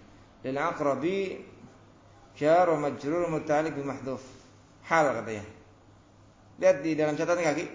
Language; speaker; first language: Arabic; non-native, fluent; Indonesian